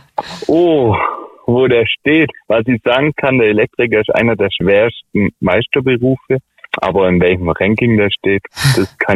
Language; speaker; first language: German; native; German